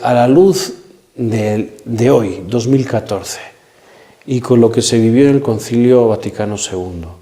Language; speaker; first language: Spanish; native; Spanish